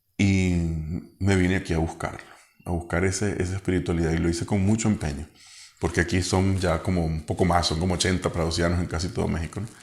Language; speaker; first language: Spanish; native; Spanish